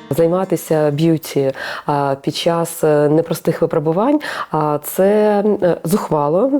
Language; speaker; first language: Ukrainian; native; Ukrainian